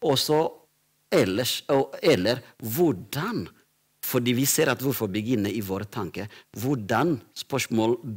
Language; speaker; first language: Norwegian; non-native, fluent; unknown